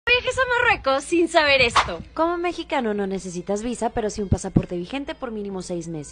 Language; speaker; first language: Spanish; native; Spanish